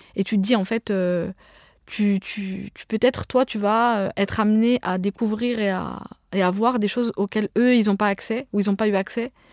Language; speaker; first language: French; early bilingual, other home language; Arabic